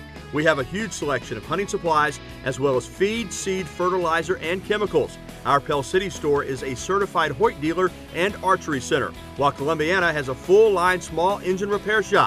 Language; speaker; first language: English; native; English